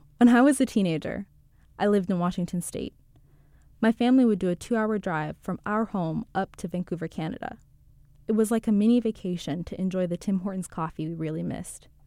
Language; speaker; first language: English; early bilingual, other home language; Rundi